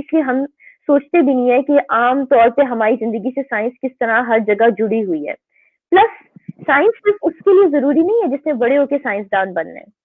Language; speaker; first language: Urdu; native; Urdu